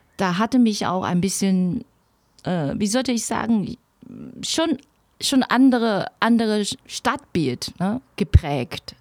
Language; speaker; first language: German; non-native, fluent; Chinese